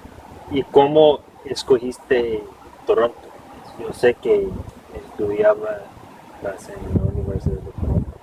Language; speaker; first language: Spanish; non-native, fluent; English